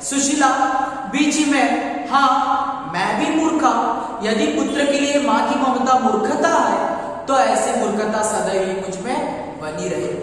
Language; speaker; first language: Hindi; non-native, local second language; Kannada